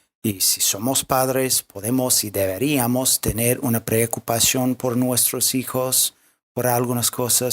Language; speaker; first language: Spanish; non-native, fluent; English